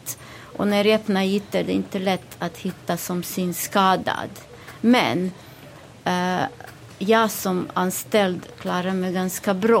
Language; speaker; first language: Swedish; non-native, fluent; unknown